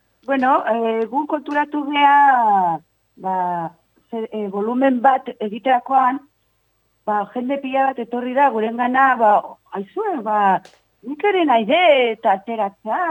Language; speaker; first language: Basque; non-native, local second language; Spanish